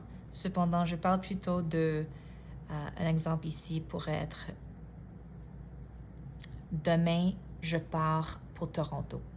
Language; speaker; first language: French; non-native, fluent; English